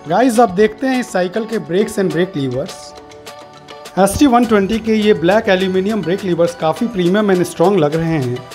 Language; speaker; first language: Hindi; native; Hindi